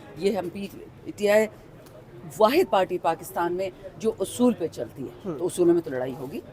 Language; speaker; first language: Urdu; non-native, local second language; Pashto